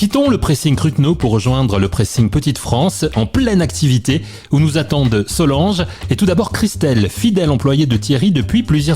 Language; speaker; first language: French; native; French